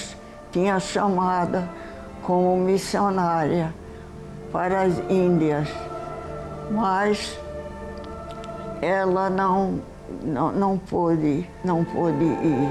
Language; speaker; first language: Portuguese; early bilingual, heritage; Portuguese